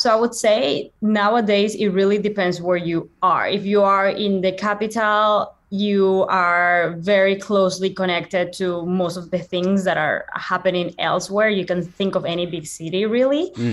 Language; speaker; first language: English; non-native, fluent; Spanish